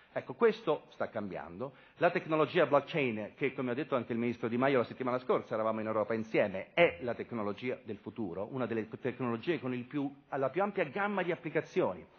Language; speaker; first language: Italian; native; Italian